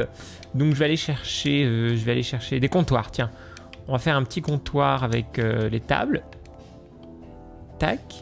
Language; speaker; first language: French; native; French